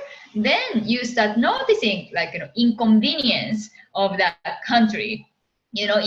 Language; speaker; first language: English; non-native, fluent; Japanese